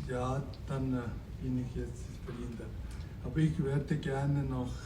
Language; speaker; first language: German; non-native, learner; Tibetan